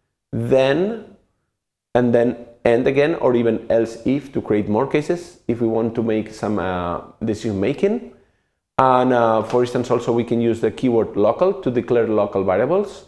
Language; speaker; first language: English; non-native, fluent; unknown